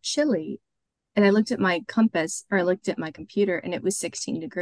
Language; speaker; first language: English; native; English